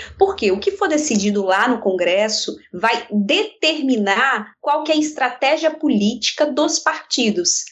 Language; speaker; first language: Portuguese; native; Portuguese